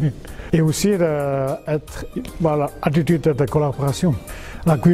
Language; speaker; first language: French; non-native, fluent; Chinese